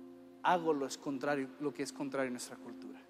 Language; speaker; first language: Spanish; early bilingual, other home language; English